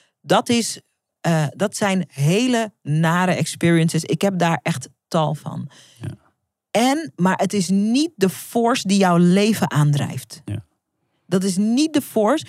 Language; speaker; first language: Dutch; native; Dutch